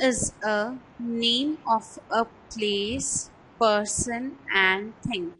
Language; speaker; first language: English; non-native, local second language; Hindi